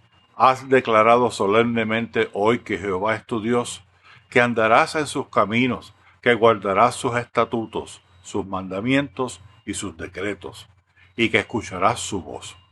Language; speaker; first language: Spanish; native; Spanish